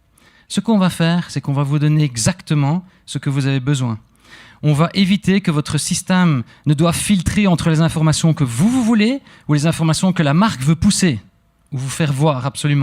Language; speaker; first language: French; native; French